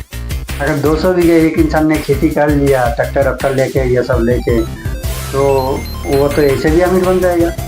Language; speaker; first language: Hindi; non-native, local second language; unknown